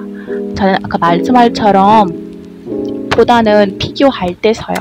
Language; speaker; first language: Korean; non-native, learner; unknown